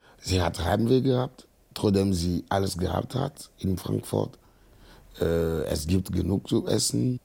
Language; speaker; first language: German; non-native, fluent; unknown